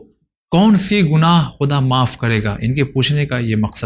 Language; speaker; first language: Urdu; native; Urdu